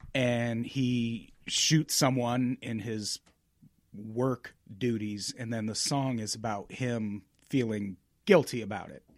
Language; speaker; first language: English; native; English